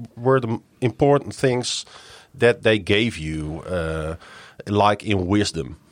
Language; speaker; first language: English; non-native, fluent; Dutch